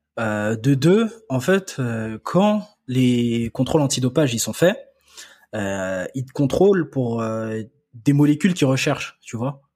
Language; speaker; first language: French; early bilingual, other home language; Akan